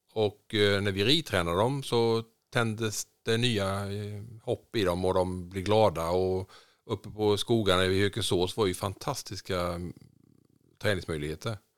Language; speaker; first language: Swedish; native; Swedish